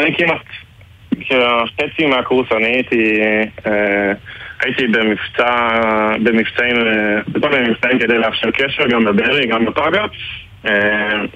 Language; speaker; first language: Hebrew; non-native, fluent; English